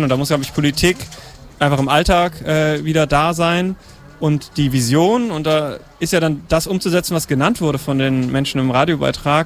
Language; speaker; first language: German; native; German